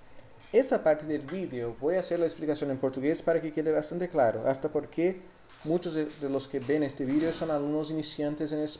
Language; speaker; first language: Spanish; non-native, fluent; Portuguese